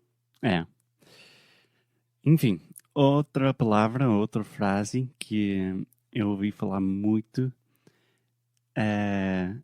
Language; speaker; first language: Portuguese; non-native, fluent; English